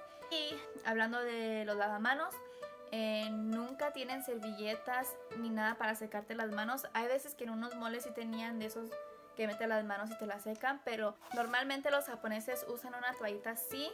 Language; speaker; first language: Spanish; early bilingual, heritage; Spanish